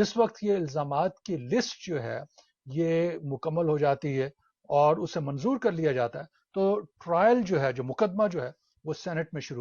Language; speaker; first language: Urdu; native; Urdu